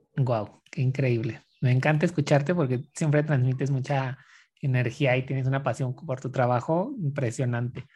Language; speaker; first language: Spanish; native; Spanish